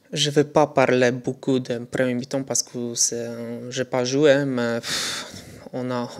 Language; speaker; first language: French; non-native, learner; Polish